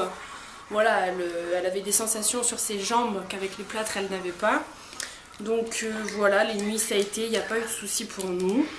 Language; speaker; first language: French; native; French